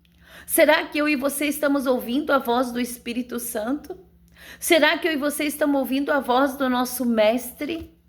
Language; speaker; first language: Portuguese; native; Portuguese